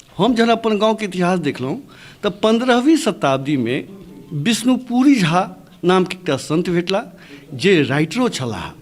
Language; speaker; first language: Maithili; native; Maithili